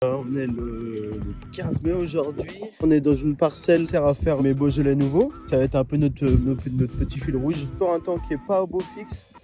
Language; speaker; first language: French; native; French